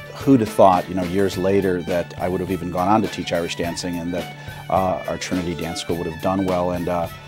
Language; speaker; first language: English; native; English